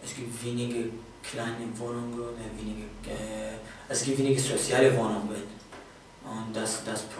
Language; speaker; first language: German; non-native, learner; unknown